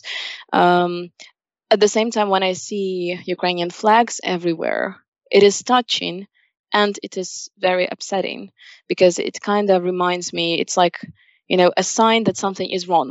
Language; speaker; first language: English; non-native, fluent; Russian